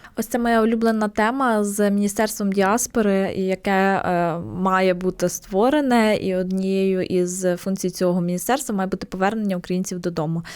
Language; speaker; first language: Ukrainian; native; Ukrainian